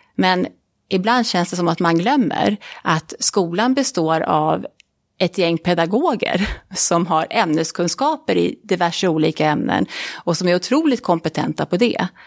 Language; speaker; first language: Swedish; native; Swedish